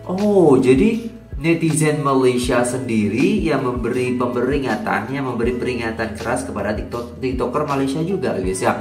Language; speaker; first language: Indonesian; native; Indonesian